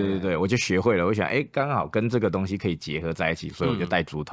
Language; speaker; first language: Chinese; native; Chinese